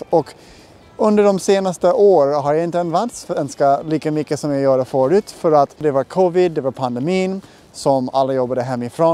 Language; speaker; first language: Swedish; non-native, fluent; English